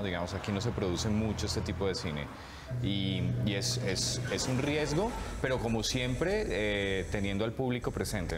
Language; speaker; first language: Spanish; native; Spanish